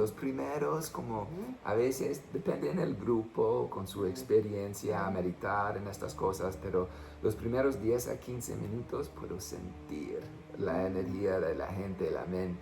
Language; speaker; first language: Spanish; non-native, fluent; English